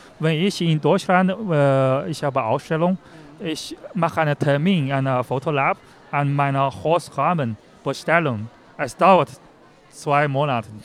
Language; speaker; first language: German; non-native, learner; Chinese